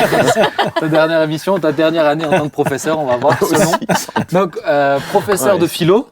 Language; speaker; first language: French; native; French